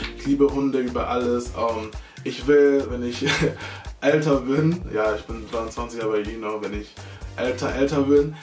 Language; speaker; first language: German; early bilingual, heritage; German